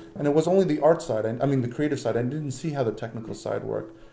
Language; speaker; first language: English; native; English